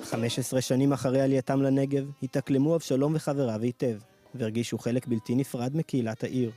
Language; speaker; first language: Hebrew; native; Hebrew